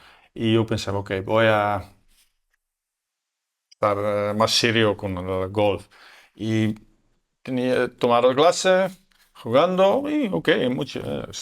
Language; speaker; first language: Spanish; non-native, learner; Dutch